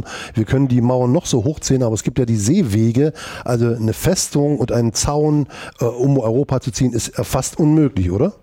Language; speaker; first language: German; native; German